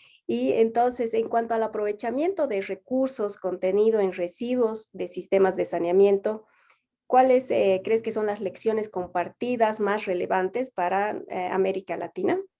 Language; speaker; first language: Spanish; native; Spanish